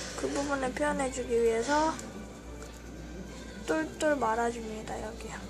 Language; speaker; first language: Korean; native; Korean